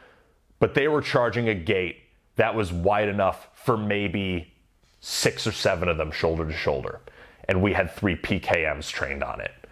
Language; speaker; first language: English; native; English